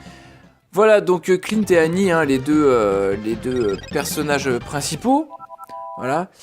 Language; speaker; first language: French; native; French